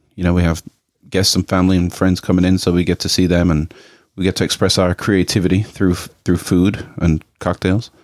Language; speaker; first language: English; native; English